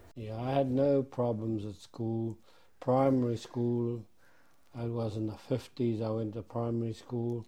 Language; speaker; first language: English; native; English